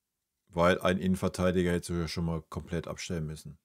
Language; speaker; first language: German; native; German